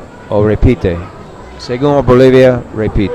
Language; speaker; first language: Spanish; non-native, learner; English